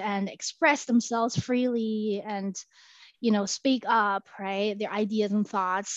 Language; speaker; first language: English; non-native, fluent; Chinese